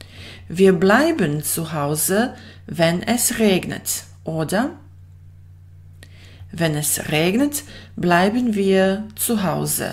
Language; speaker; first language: German; non-native, fluent; Bosnian